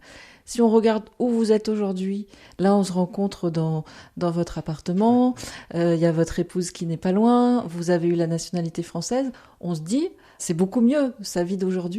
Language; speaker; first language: French; native; French